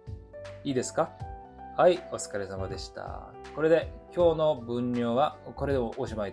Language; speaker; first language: Japanese; non-native, fluent; Korean